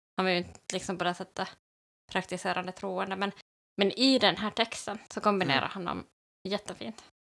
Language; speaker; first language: Swedish; native; Swedish